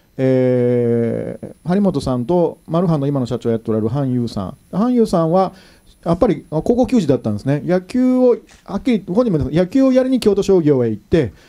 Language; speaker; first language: Japanese; native; Japanese